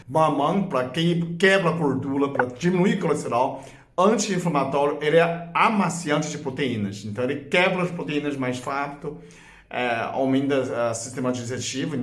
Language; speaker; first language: Portuguese; non-native, fluent; Chinese